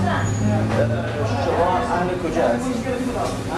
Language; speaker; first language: Persian; native; Persian